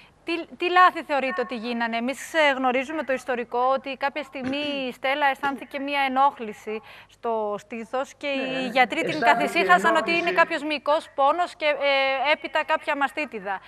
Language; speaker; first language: Greek; native; Greek